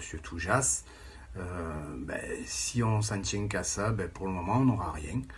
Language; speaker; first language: French; native; French